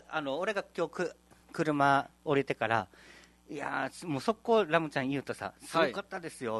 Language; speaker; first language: Japanese; native; Japanese